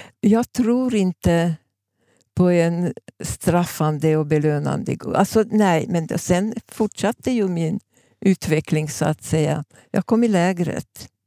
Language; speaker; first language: Swedish; non-native, fluent; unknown